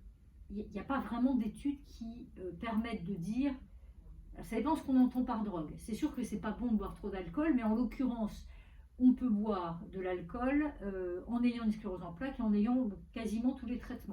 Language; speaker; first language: French; native; French